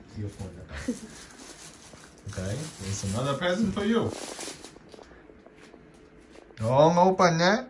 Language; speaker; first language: English; non-native, learner; Vietnamese